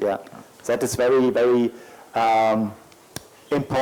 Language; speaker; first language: English; non-native, learner; German